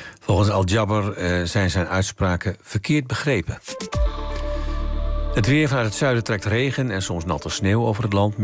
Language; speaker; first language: Dutch; native; Dutch